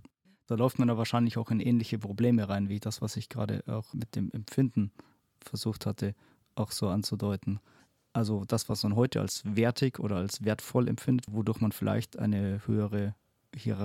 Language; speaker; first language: German; native; German